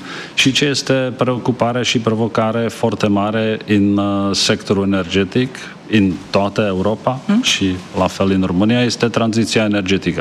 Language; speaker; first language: Romanian; non-native, fluent; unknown